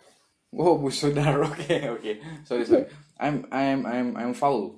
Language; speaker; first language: English; non-native, learner; Indonesian